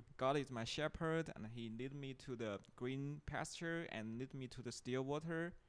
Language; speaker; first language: English; non-native, fluent; Chinese